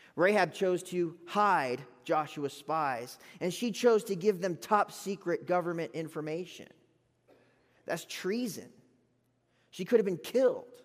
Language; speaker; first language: English; native; English